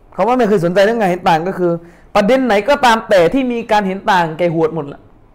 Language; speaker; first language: Thai; native; Thai